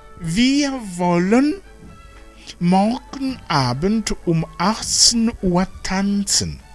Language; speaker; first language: German; non-native, fluent; Rundi